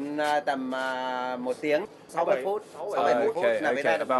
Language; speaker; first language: Vietnamese; native; Vietnamese